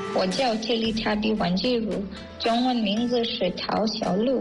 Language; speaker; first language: Chinese; non-native, learner; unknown